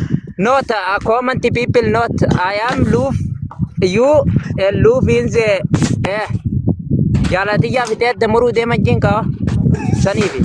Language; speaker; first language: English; non-native, learner; Oromo